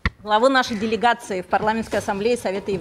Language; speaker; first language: Russian; native; Russian